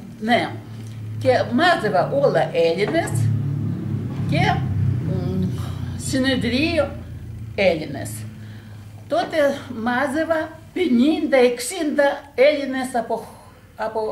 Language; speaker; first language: Greek; non-native, learner; Russian